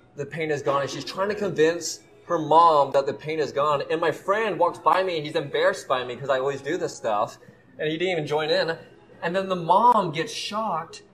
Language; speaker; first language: English; native; English